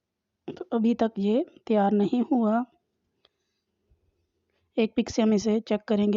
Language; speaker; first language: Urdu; non-native, local second language; Pahari-Potwari